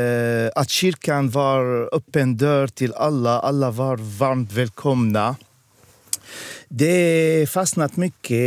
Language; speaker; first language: Swedish; non-native, fluent; Arabic